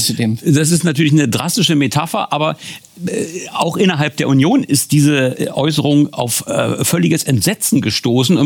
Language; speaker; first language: German; native; German